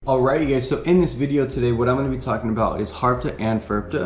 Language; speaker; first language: English; native; English